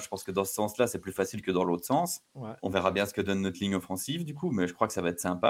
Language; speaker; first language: French; native; French